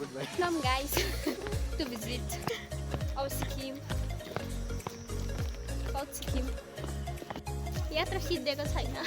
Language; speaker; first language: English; non-native, local second language; Nepali